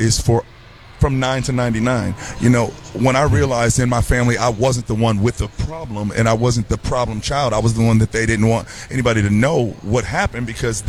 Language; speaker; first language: English; native; English